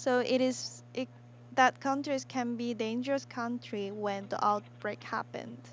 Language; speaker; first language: English; non-native, learner; Korean